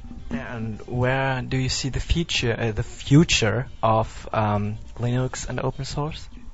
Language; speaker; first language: English; non-native, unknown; German